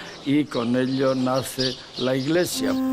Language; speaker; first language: Spanish; native; Spanish